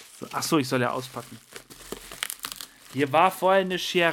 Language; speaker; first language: German; native; German